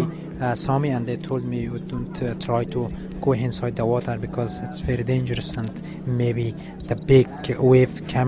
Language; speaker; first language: English; non-native, learner; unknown